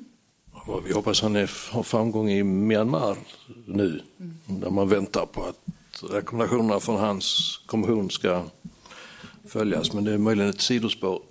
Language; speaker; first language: Swedish; native; Swedish